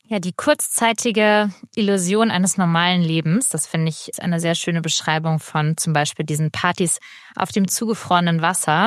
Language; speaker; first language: German; native; German